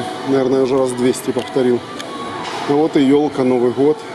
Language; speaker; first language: Russian; native; Russian